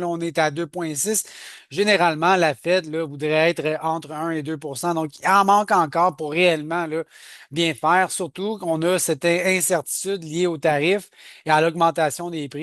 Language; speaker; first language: French; native; French